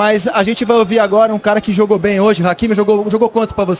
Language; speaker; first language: Portuguese; native; Portuguese